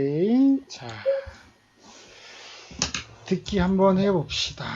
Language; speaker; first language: Korean; native; Korean